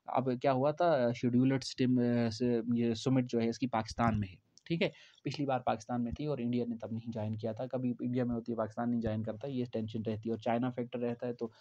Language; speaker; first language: Hindi; non-native, local second language; Kashmiri